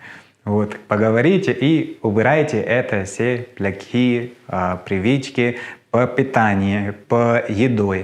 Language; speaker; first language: Russian; non-native, learner; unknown